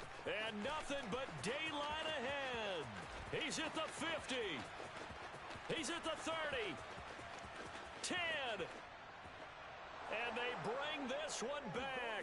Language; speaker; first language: English; native; English